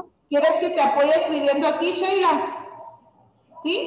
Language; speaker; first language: Spanish; native; Spanish